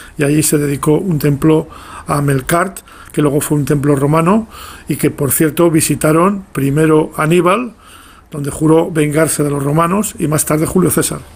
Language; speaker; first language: Spanish; native; Spanish